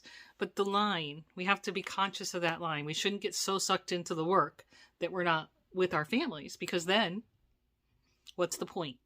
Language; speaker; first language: English; native; English